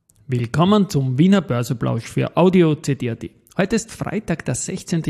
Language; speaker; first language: German; native; German